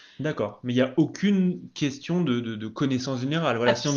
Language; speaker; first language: French; native; French